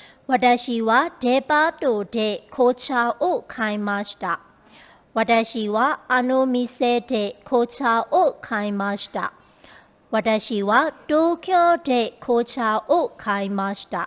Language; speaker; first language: Japanese; non-native, fluent; Burmese